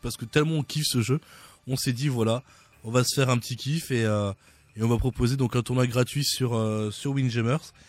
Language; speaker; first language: French; native; French